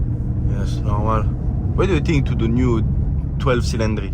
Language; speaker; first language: English; non-native, learner; French